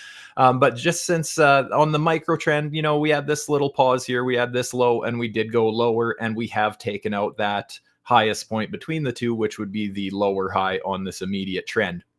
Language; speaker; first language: English; native; English